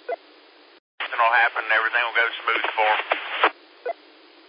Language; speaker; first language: English; native; English